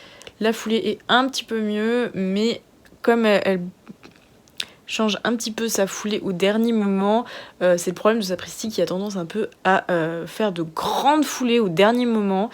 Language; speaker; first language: French; native; French